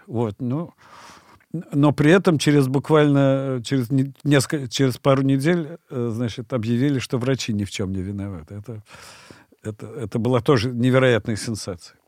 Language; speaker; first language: Russian; native; Russian